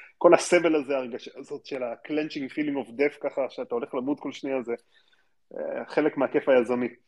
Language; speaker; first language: Hebrew; native; Hebrew